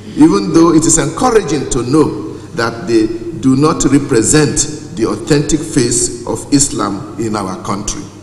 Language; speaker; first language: English; non-native, local second language; Yoruba